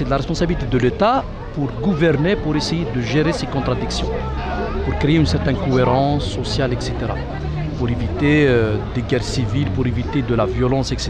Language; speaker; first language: French; non-native, local second language; Arabic